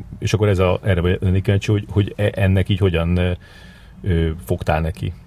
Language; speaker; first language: Hungarian; native; Hungarian